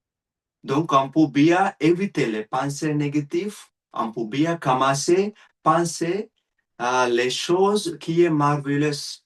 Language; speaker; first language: French; non-native, learner; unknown